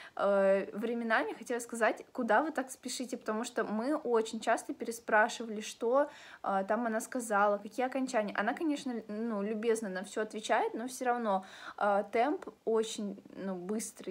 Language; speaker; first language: Russian; native; Russian